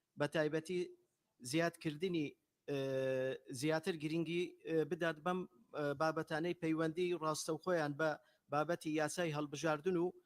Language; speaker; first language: Central Kurdish; non-native, local second language; Turkish